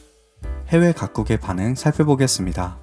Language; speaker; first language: Korean; native; Korean